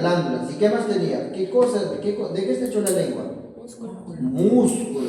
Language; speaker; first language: Spanish; native; Spanish